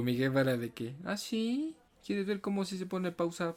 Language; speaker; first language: Spanish; native; Spanish